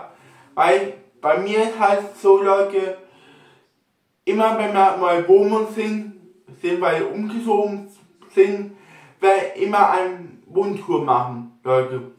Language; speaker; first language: German; non-native, local second language; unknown